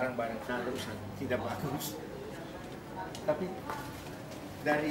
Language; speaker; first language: Indonesian; early bilingual, heritage; Dutch